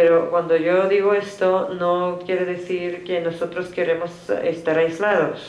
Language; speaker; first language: Spanish; native; Spanish